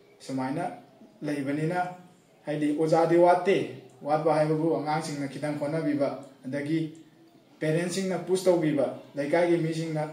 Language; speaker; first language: Manipuri; native; Manipuri